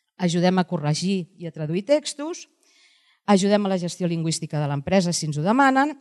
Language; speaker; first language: Catalan; native; Catalan